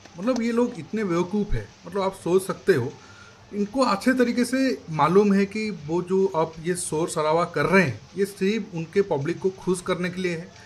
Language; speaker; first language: Hindi; native; Hindi